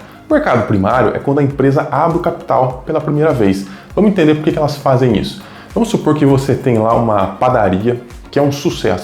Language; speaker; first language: Portuguese; native; Portuguese